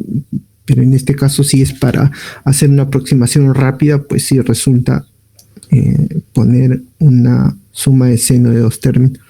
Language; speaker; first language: Spanish; native; Spanish